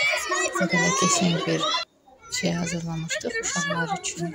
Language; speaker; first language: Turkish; non-native, learner; Azerbaijani